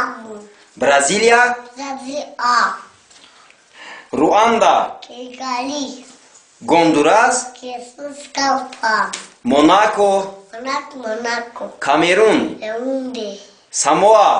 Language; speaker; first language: Russian; non-native, local second language; Tajik